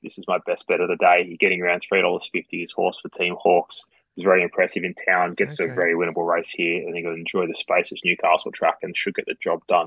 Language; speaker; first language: English; native; English